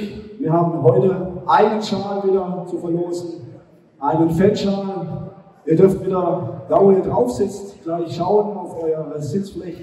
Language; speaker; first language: German; native; German